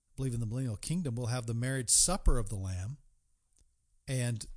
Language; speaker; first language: English; native; English